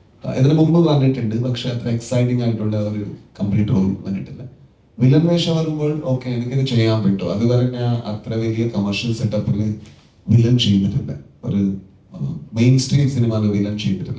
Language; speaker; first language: Malayalam; non-native, learner; Kannada